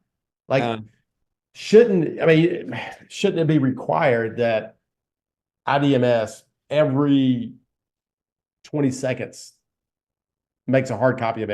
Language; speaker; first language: English; native; English